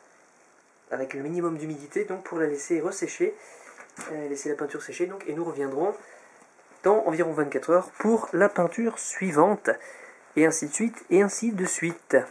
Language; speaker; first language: French; native; French